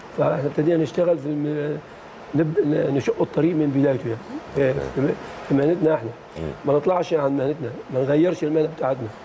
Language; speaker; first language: Arabic; native; Arabic